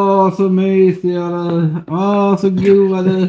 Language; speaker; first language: Swedish; native; Swedish